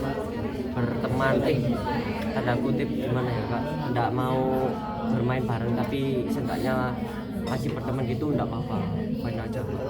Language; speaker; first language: Indonesian; native; Indonesian